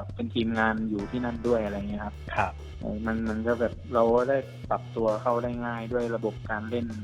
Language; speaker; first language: Thai; native; Thai